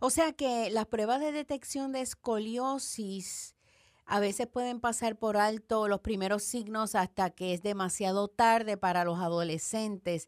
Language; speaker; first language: Spanish; native; Spanish